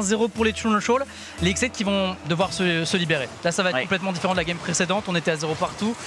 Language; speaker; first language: French; native; French